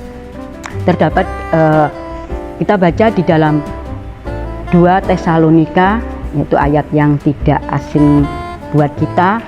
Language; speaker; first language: Indonesian; native; Indonesian